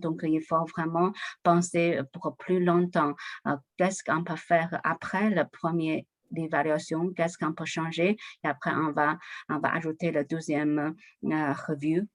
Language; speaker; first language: French; non-native, learner; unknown